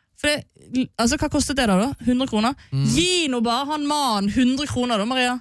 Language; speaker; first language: Norwegian; native; Norwegian